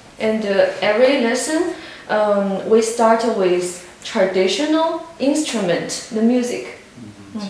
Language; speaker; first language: English; non-native, learner; Chinese